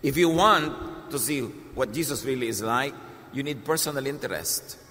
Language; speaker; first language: English; non-native, local second language; Filipino